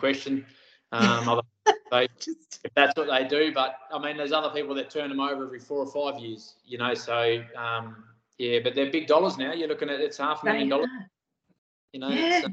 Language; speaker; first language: English; native; English